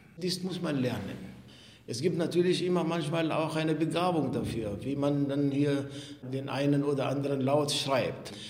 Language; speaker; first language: German; non-native, fluent; Arabic